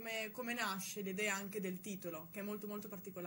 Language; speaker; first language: Italian; native; Italian